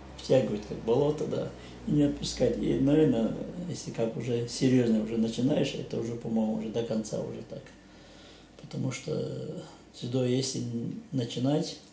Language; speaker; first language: Russian; non-native, local second language; Chechen